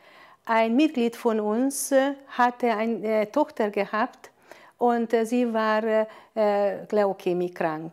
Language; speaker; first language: German; non-native, fluent; Hungarian